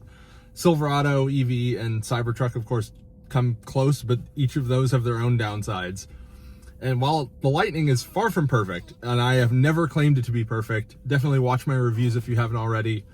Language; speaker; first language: English; native; English